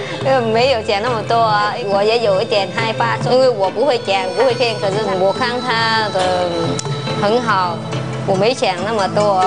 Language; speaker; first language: Chinese; non-native, learner; Vietnamese